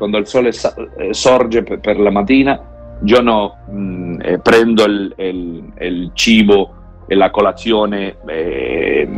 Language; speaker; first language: Italian; non-native, learner; Spanish